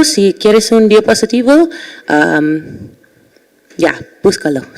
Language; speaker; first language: Spanish; non-native, learner; English